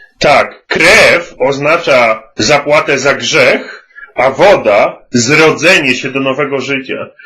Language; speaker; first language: Polish; native; Polish